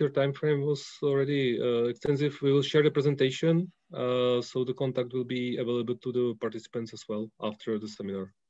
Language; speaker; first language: English; non-native, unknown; Czech